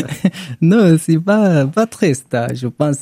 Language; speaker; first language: French; non-native, learner; Arabic